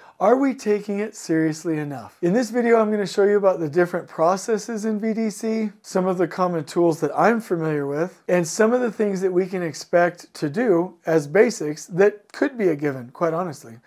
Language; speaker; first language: English; native; English